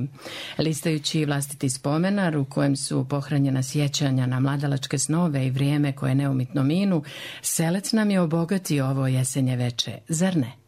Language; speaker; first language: Serbian; native; Serbian